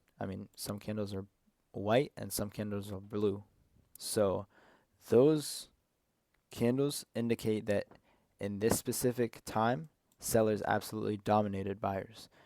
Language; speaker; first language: English; native; English